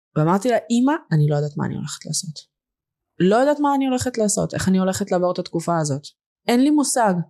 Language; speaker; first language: Hebrew; early bilingual, other home language; Russian